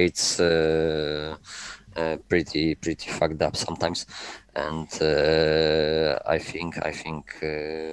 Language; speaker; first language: English; non-native, learner; Polish